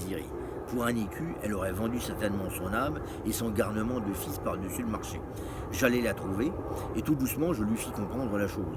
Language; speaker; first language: French; native; French